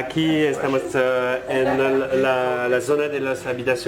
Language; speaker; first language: Spanish; non-native, learner; French